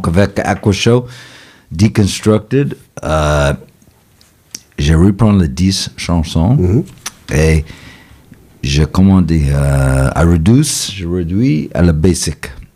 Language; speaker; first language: French; non-native, fluent; English